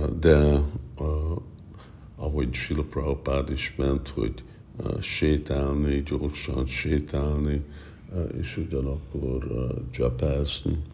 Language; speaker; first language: Hungarian; early bilingual, heritage; Hungarian